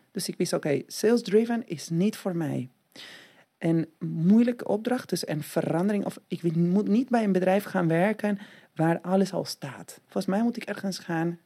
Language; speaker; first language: Dutch; non-native, fluent; Spanish